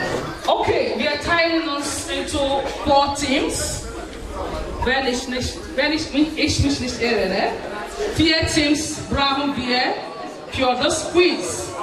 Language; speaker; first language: German; non-native, fluent; Igbo